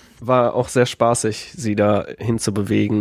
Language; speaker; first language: German; native; German